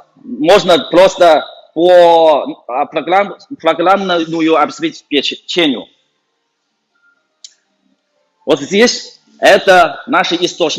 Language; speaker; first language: Russian; non-native, fluent; Chinese